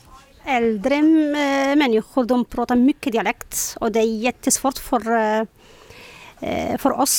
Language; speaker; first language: Swedish; non-native, learner; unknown